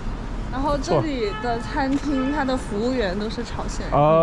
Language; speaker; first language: Chinese; native; Chinese